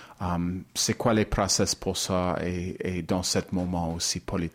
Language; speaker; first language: French; non-native, learner; English